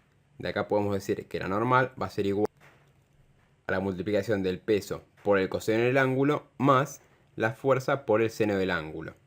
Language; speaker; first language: Spanish; native; Spanish